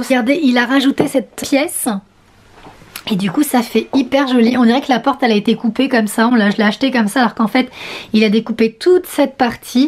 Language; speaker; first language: French; native; French